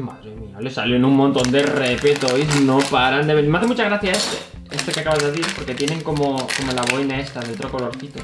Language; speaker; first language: Spanish; native; Spanish